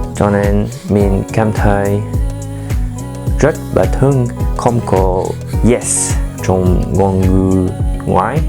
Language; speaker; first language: Vietnamese; non-native, learner; French